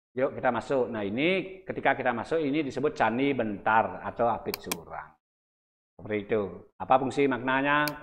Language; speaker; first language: Indonesian; non-native, local second language; Balinese